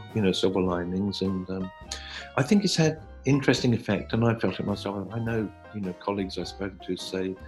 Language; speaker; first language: English; native; English